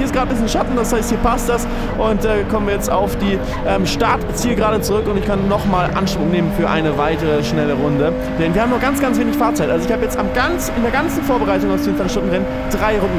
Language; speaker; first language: German; native; German